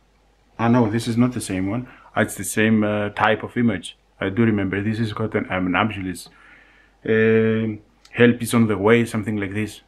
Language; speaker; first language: English; non-native, fluent; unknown